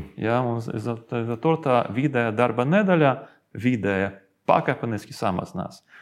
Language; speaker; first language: Latvian; non-native, local second language; Russian